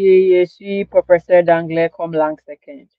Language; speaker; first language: French; non-native, learner; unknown